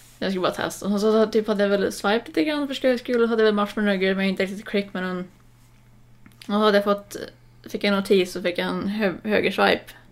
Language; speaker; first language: Swedish; native; Swedish